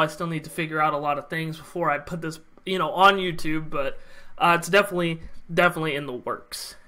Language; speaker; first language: English; native; English